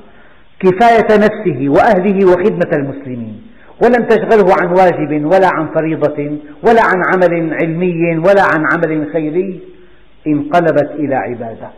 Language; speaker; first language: Arabic; native; Arabic